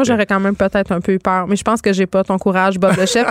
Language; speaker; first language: French; native; French